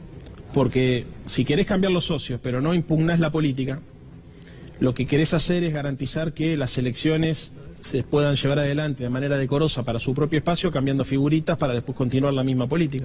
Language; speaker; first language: Spanish; native; Spanish